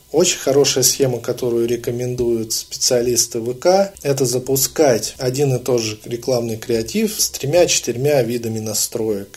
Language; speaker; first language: Russian; native; Russian